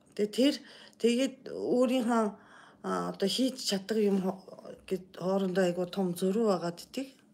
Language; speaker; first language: Mongolian; non-native, fluent; Japanese